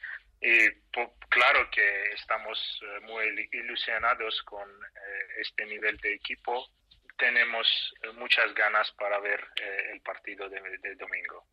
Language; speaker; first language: Spanish; non-native, fluent; Russian